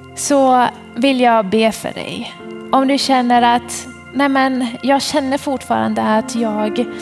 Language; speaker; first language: Swedish; non-native, fluent; Persian